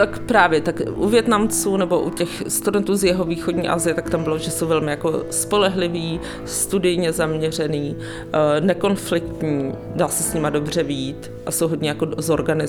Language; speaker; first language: Czech; native; Czech